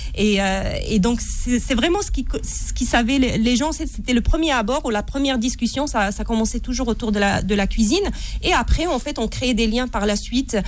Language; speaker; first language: French; non-native, local second language; Arabic